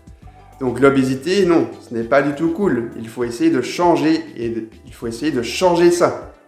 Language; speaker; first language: French; native; French